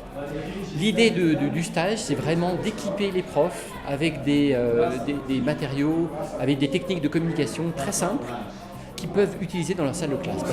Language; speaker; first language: French; native; French